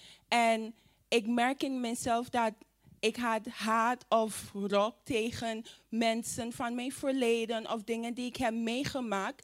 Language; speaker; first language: Dutch; non-native, fluent; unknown